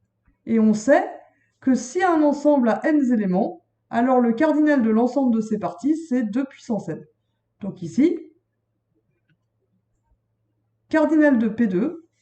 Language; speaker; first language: French; native; French